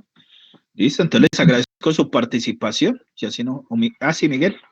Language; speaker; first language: Spanish; native; Spanish